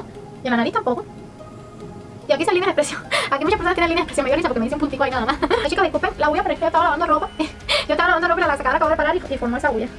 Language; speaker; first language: Spanish; native; Spanish